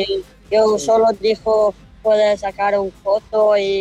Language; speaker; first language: Spanish; early bilingual, heritage; Spanish